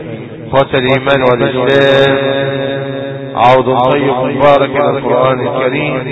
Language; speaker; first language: Arabic; native; Arabic